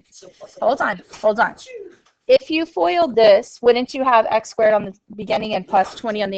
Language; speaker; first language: English; native; English